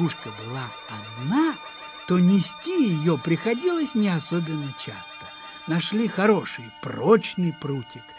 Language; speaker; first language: Russian; native; Russian